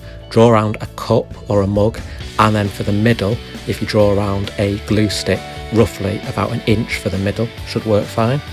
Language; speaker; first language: English; native; English